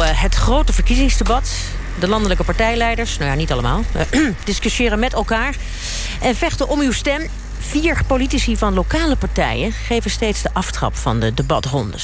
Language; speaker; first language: Dutch; native; Dutch